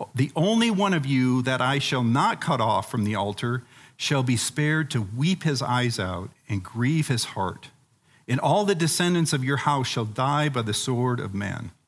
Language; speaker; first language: English; native; English